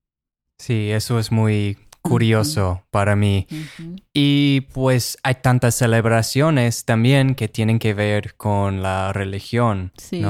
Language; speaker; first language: Spanish; non-native, fluent; English